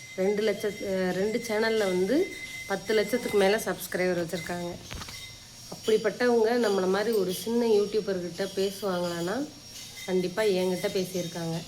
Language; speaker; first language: Tamil; native; Tamil